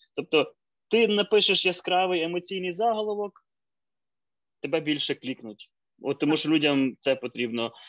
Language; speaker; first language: Ukrainian; native; Ukrainian